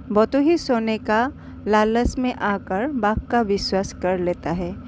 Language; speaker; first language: Hindi; non-native, local second language; Assamese